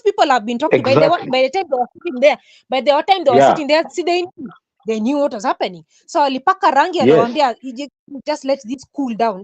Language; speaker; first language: English; non-native, local second language; Swahili